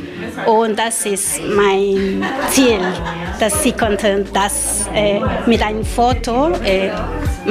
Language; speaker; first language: German; non-native, learner; Spanish